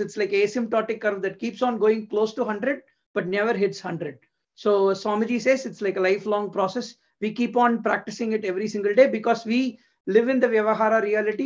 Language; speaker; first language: English; non-native, local second language; Tamil